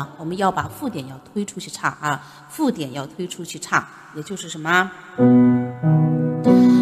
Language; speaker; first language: Chinese; native; Chinese